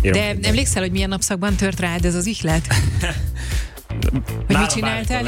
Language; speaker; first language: Hungarian; native; Hungarian